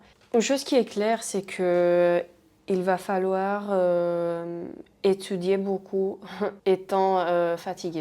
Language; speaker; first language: French; non-native, fluent; Spanish